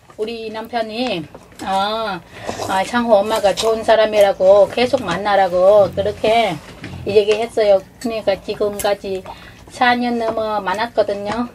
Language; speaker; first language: Korean; non-native, learner; Vietnamese